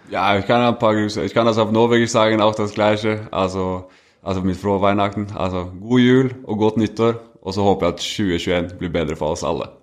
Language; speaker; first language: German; non-native, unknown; Norwegian